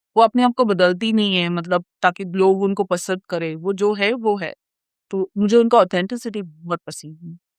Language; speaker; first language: Hindi; non-native, local second language; Malayalam